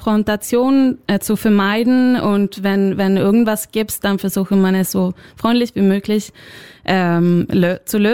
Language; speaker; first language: German; non-native, fluent; Swedish